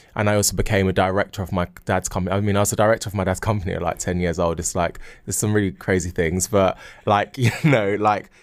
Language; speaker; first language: English; native; English